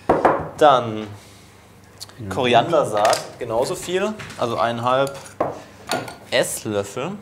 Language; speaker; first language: German; native; German